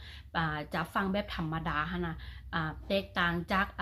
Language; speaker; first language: Thai; non-native, local second language; Northeastern Thai